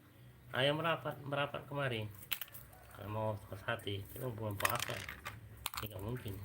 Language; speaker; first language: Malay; non-native, local second language; Minangkabau